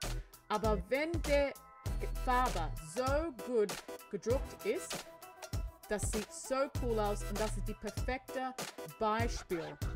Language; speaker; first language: German; non-native, learner; English